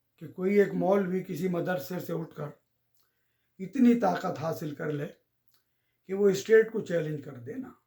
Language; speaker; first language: Urdu; native; Urdu